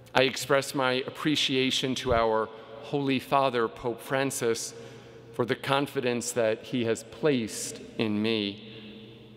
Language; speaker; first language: English; native; English